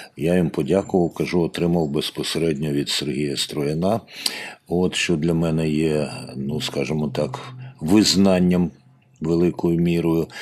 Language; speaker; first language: Ukrainian; native; Ukrainian